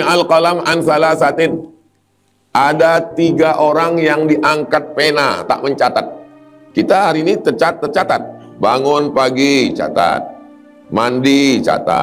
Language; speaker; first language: Malay; native; Malay